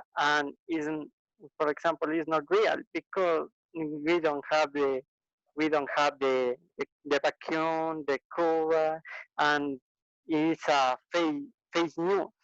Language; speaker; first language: English; non-native, learner; Spanish